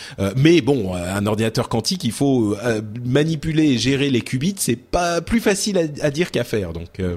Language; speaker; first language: French; early bilingual, other home language; Arabic